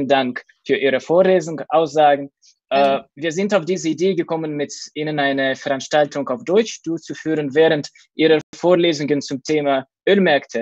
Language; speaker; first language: German; non-native, fluent; Russian